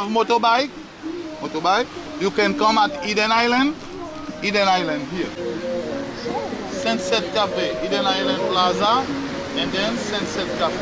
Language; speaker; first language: English; non-native, local second language; Seselwa Creole French